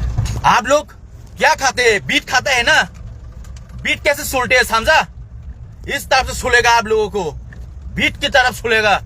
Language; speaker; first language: Hindi; non-native, local second language; Kok Borok